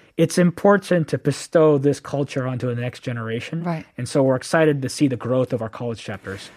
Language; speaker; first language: English; native; English